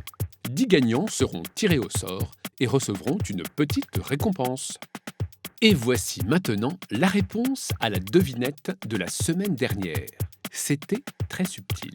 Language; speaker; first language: French; native; French